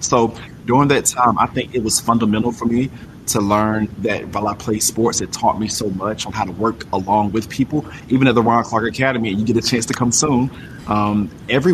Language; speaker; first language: English; native; English